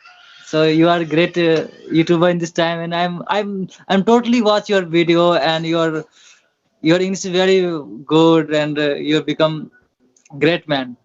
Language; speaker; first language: English; non-native, learner; Hindi